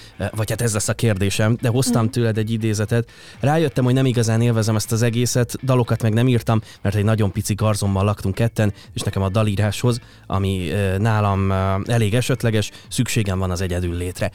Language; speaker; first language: Hungarian; native; Hungarian